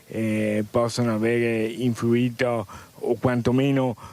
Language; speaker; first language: Italian; native; Italian